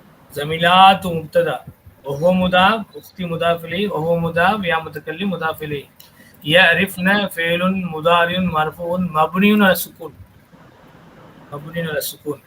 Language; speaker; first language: Arabic; non-native, fluent; Tamil